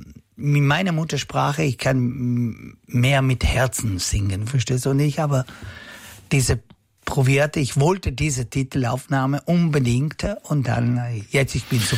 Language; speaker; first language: German; non-native, local second language; Italian